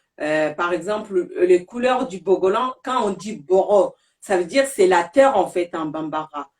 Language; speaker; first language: French; non-native, local second language; Bambara